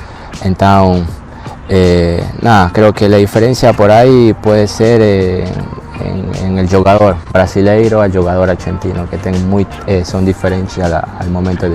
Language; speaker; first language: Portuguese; non-native, learner; Spanish